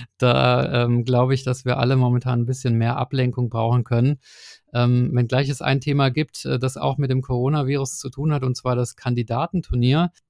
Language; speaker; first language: German; native; German